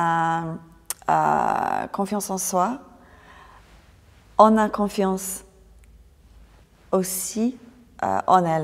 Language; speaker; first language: French; non-native, fluent; English